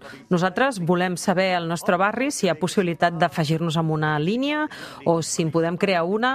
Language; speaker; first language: Catalan; native; Catalan